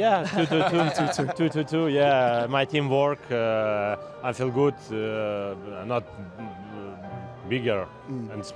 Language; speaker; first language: English; non-native, learner; Ukrainian